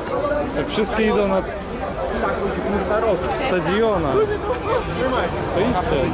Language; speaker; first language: Polish; non-native, learner; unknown